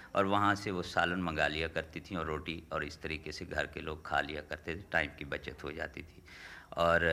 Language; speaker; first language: Urdu; non-native, local second language; Saraiki